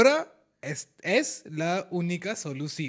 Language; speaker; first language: Spanish; non-native, learner; Hindi